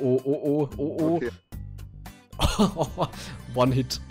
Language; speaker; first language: German; native; German